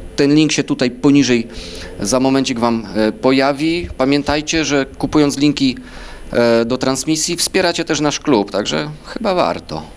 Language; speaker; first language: Polish; native; Polish